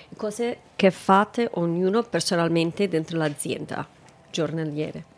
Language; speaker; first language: Italian; non-native, fluent; English